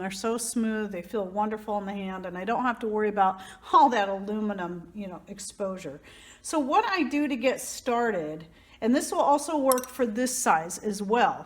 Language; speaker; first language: English; native; English